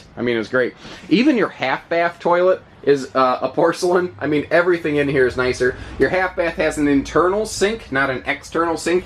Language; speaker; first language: English; native; English